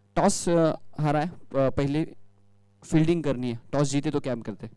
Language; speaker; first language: Hindi; non-native, local second language; Marathi